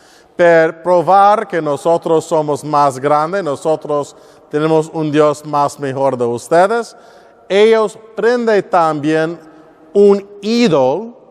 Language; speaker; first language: Spanish; non-native, learner; English